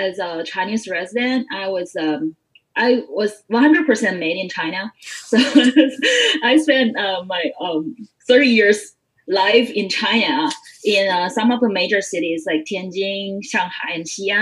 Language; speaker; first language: English; non-native, fluent; Chinese